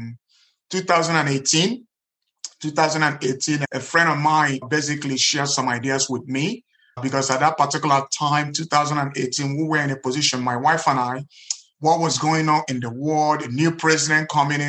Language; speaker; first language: English; non-native, local second language; Igbo